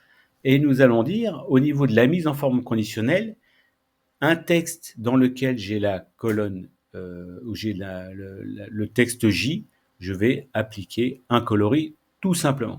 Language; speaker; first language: French; native; French